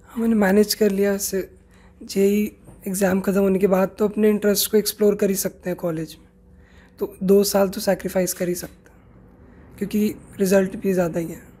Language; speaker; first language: Hindi; native; Hindi